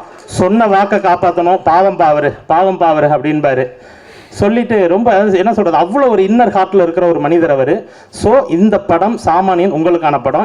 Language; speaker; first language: Tamil; native; Tamil